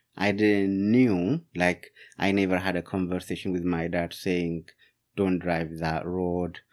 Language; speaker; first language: English; non-native, fluent; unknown